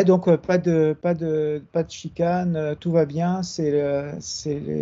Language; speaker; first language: French; native; French